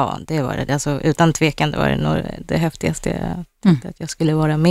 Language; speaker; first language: Swedish; native; Swedish